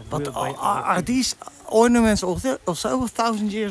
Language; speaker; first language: English; non-native, learner; Dutch